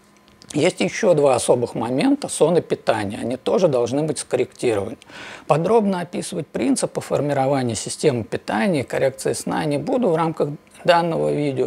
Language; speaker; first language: Russian; native; Russian